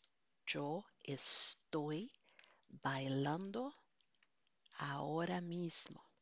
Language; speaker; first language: Spanish; non-native, fluent; Norwegian